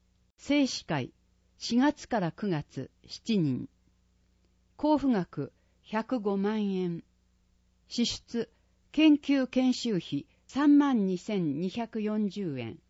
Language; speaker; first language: Japanese; native; Japanese